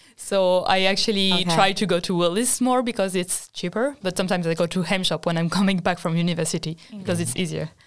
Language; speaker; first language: English; non-native, fluent; French